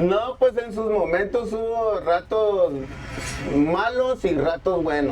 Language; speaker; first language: Spanish; native; Spanish